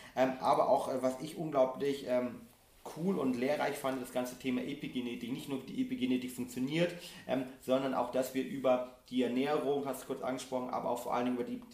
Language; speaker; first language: German; non-native, fluent; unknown